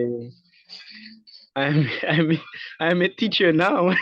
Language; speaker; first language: English; non-native, learner; Haitian Creole